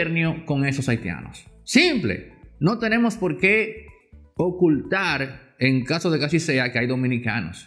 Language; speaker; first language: Spanish; native; Spanish